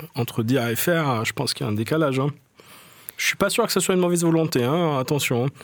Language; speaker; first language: French; native; French